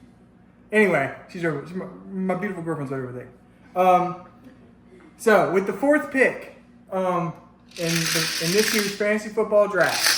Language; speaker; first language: English; native; English